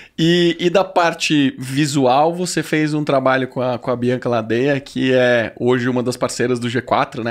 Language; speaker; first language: Portuguese; native; Portuguese